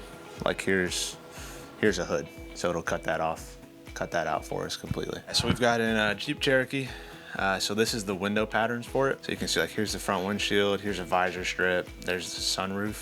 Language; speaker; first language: English; native; English